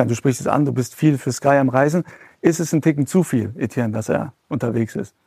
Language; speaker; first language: German; native; German